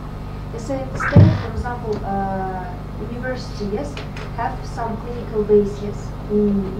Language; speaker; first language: English; non-native, fluent; Russian